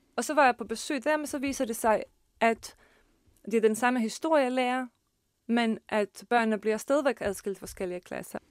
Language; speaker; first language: Danish; non-native, fluent; Bosnian